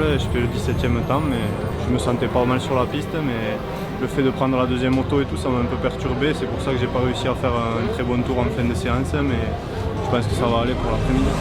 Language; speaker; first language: French; native; French